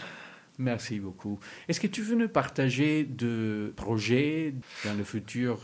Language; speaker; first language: French; non-native, learner; Spanish